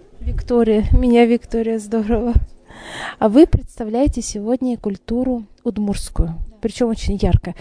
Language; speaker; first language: Russian; native; Russian